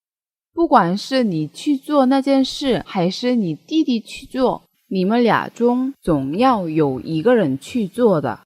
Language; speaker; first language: Chinese; non-native, fluent; Korean